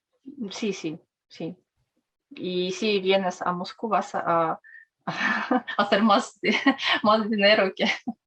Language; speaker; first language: Spanish; non-native, learner; Russian